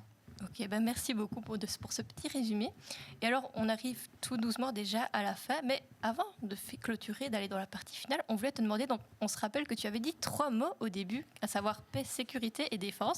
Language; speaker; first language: French; native; French